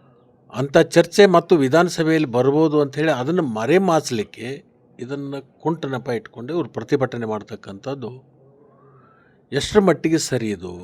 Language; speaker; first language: Kannada; native; Kannada